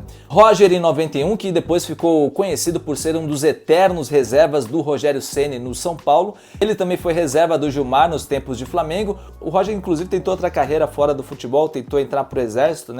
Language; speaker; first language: Portuguese; native; Portuguese